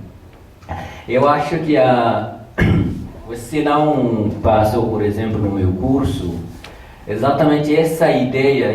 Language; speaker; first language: Portuguese; non-native, fluent; Tamasheq